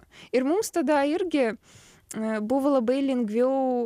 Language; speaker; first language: Lithuanian; non-native, learner; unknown